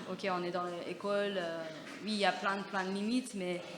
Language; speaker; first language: French; non-native, fluent; Persian